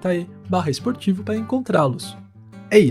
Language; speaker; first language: Portuguese; native; Portuguese